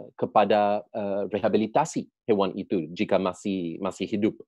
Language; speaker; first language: Indonesian; non-native, learner; Spanish